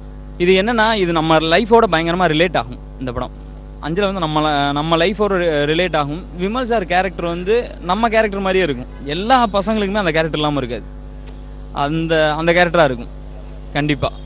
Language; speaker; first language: Tamil; native; Tamil